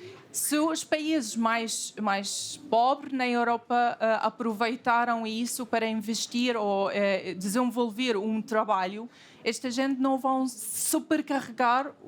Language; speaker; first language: Portuguese; non-native, fluent; Arabic